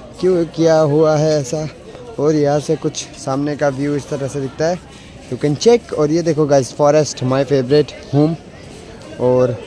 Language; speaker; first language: Hindi; non-native, local second language; Assamese